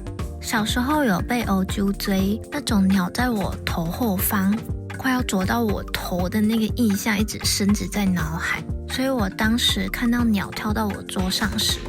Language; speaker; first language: Chinese; native; Chinese